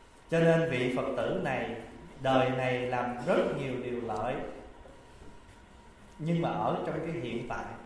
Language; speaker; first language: Vietnamese; early bilingual, heritage; Vietnamese